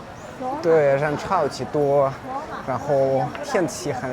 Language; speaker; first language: Chinese; non-native, learner; Russian